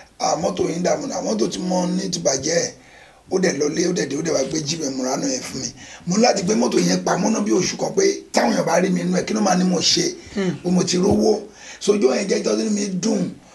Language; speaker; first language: Yoruba; non-native, local second language; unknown